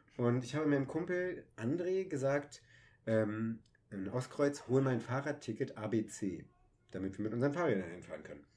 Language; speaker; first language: German; native; German